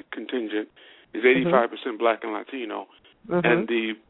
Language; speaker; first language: English; native; English